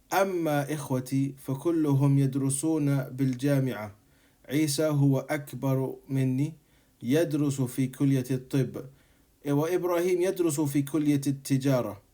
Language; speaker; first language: Arabic; non-native, fluent; English